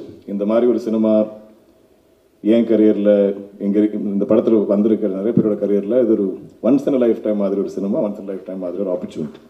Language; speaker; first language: Tamil; non-native, local second language; Malayalam